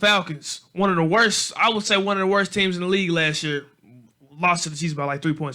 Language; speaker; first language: English; native; English